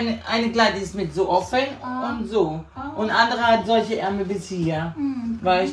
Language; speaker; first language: German; non-native, learner; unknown